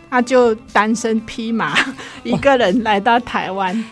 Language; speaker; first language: Chinese; non-native, local second language; Cantonese